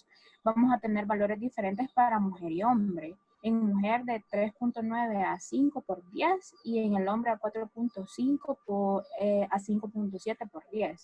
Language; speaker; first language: Spanish; native; Spanish